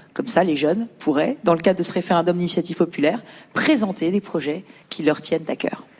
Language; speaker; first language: French; native; French